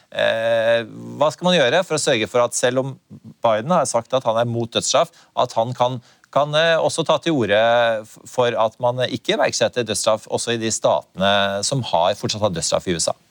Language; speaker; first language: Norwegian; native; Norwegian